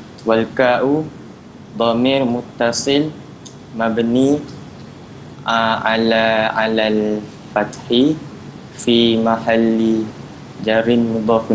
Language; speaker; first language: Arabic; non-native, learner; Malay